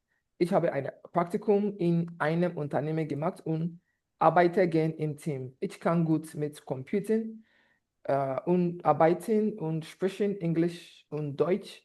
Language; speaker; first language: German; non-native, fluent; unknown